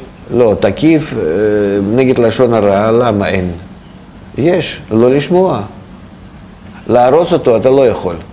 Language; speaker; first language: Hebrew; non-native, fluent; Russian